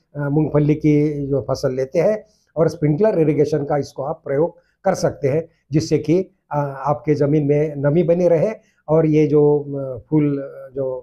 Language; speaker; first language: Hindi; non-native, local second language; Marathi